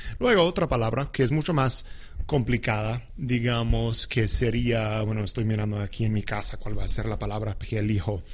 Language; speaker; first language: Spanish; non-native, fluent; English